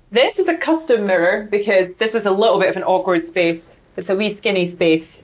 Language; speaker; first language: English; native; English